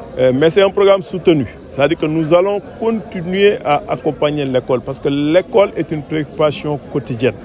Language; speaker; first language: French; non-native, local second language; Wolof